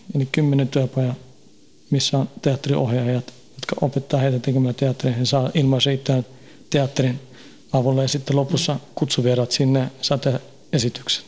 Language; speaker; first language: Finnish; early bilingual, heritage; Finnish